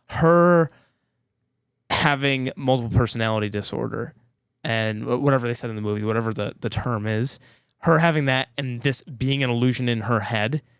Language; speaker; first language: English; native; English